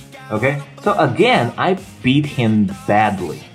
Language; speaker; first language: English; non-native, fluent; Chinese